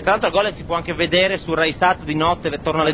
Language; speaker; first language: Italian; native; Italian